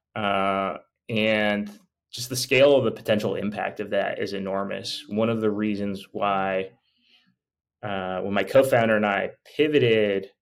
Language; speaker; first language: English; native; English